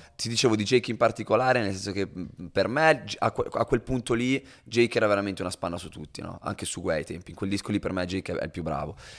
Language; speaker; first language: Italian; native; Italian